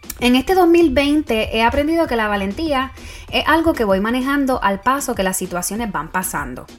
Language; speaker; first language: Spanish; native; Spanish